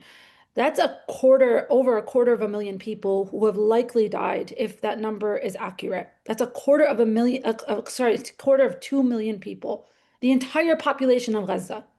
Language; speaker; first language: English; native; English